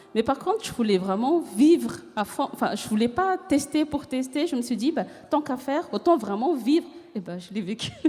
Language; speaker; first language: French; non-native, local second language; Malagasy